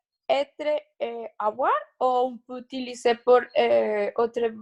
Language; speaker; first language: French; non-native, learner; Spanish